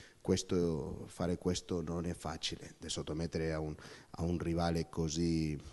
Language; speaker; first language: Italian; non-native, fluent; Spanish